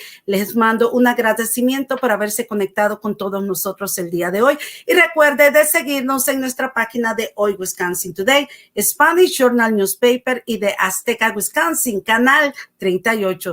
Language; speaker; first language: Spanish; native; Spanish